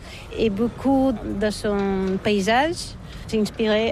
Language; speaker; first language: French; non-native, learner; Catalan